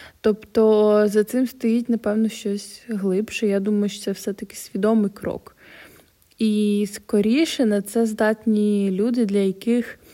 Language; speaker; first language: Ukrainian; non-native, local second language; Russian